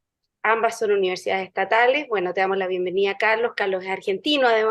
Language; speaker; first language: Spanish; native; Spanish